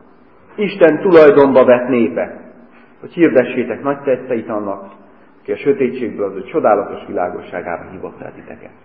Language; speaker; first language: Hungarian; native; Hungarian